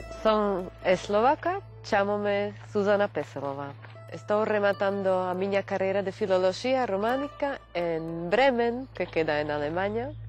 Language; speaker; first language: Galician; non-native, fluent; Slovak